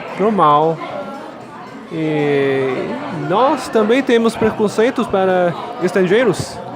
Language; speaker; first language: Portuguese; non-native, learner; Korean